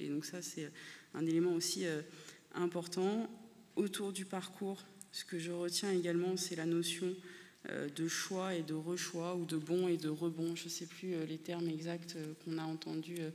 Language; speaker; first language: French; native; French